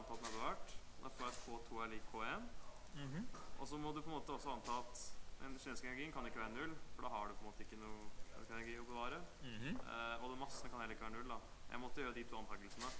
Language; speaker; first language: Norwegian; native; Norwegian